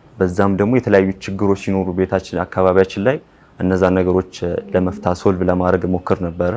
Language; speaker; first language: Amharic; non-native, local second language; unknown